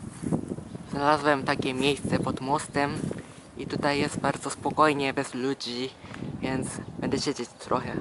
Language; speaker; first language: Polish; non-native, fluent; Japanese